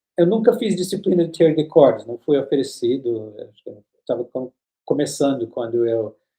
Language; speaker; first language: Portuguese; non-native, fluent; English